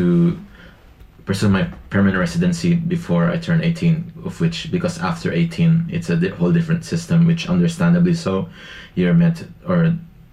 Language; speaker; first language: English; non-native, local second language; Filipino